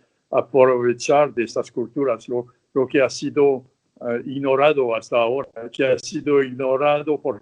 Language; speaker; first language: Spanish; non-native, fluent; French